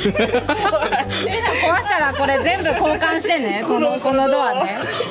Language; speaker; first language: Japanese; non-native, learner; French